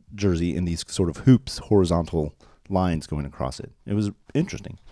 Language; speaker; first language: English; native; English